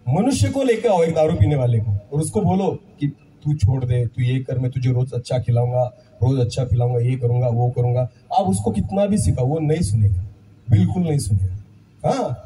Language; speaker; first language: Hindi; non-native, local second language; Marathi